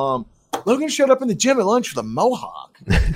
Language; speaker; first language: English; native; English